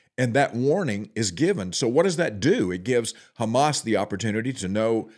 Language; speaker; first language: English; native; English